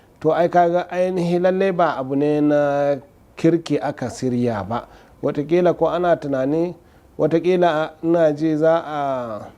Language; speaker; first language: Hausa; non-native, local second language; Fula